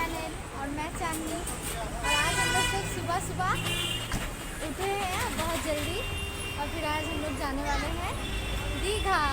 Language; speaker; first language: Hindi; native; Hindi